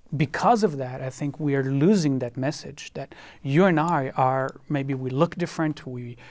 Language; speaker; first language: English; non-native, fluent; French